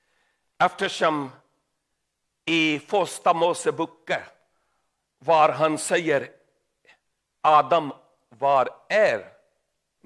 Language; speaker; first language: Swedish; non-native, learner; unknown